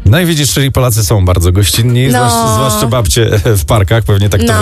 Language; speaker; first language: Polish; native; Polish